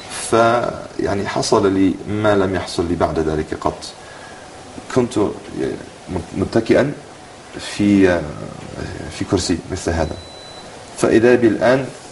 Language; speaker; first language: Arabic; non-native, fluent; English